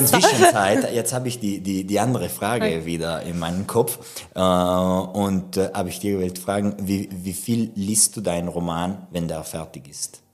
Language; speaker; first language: German; non-native, local second language; Italian